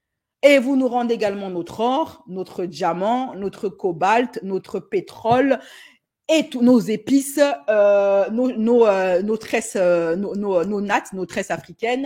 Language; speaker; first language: French; native; French